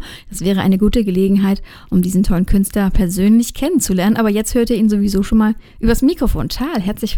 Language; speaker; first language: German; native; German